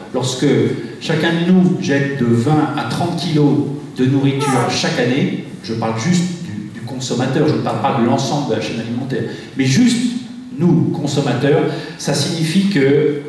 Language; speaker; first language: French; native; French